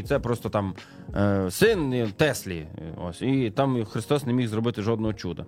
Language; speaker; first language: Ukrainian; native; Ukrainian